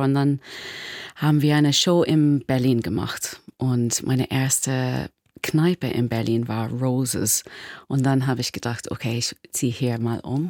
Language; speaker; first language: German; non-native, learner; English